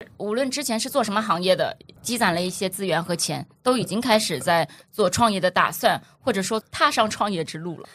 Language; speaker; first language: Chinese; native; Chinese